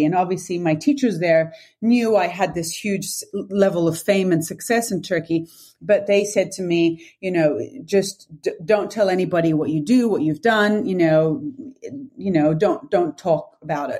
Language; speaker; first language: English; native; English